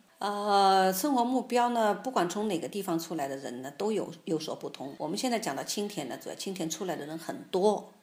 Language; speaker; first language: Chinese; native; Chinese